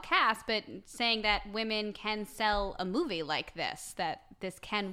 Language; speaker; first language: English; native; English